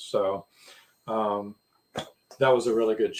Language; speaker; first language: English; native; English